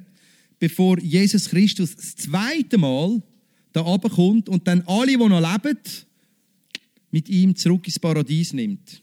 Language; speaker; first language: German; native; German